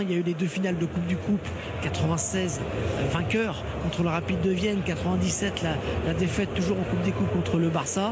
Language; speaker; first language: French; native; French